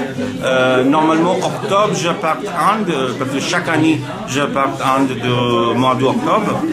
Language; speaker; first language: French; non-native, learner; Bangla